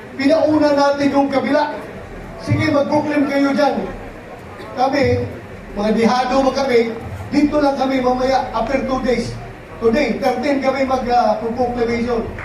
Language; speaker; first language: Filipino; non-native, local second language; Cebuano